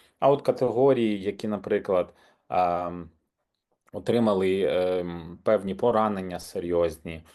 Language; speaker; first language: Ukrainian; native; Ukrainian